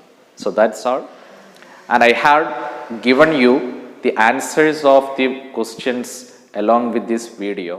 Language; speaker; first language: English; non-native, local second language; Malayalam